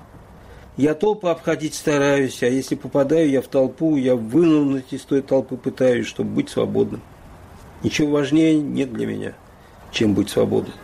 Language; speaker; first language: Russian; native; Russian